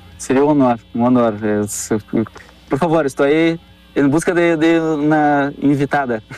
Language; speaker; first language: Spanish; non-native, fluent; Portuguese